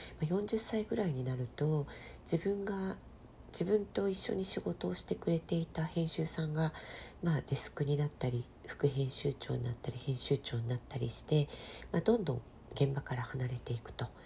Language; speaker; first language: Japanese; native; Japanese